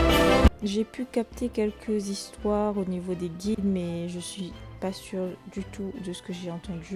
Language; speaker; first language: French; native; French